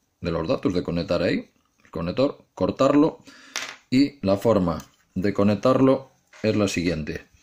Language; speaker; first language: Spanish; native; Spanish